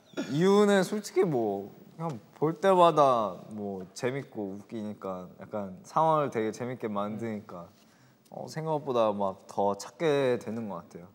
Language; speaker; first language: Korean; non-native, fluent; English